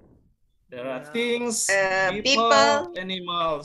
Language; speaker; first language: English; non-native, learner; Indonesian